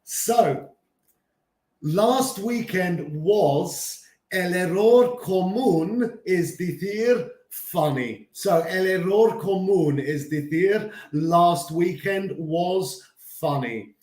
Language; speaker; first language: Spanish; non-native, fluent; English